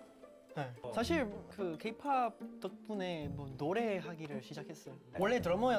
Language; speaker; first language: Korean; non-native, fluent; English